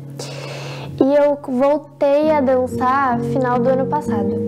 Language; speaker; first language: Portuguese; native; Portuguese